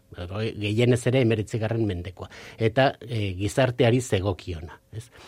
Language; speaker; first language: Basque; native; Basque